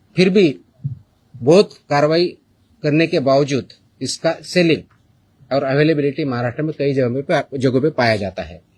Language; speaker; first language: Hindi; non-native, local second language; Marathi